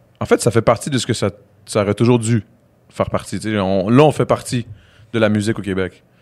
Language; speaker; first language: French; native; French